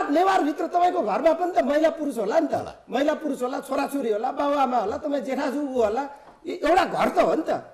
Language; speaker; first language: Nepali; non-native, local second language; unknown